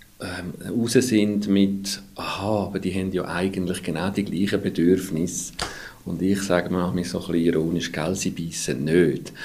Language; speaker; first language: German; native; German